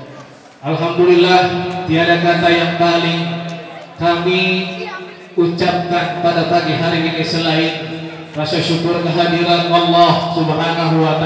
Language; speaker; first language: Indonesian; native; Indonesian